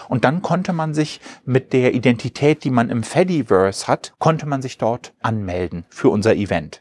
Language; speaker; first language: German; native; German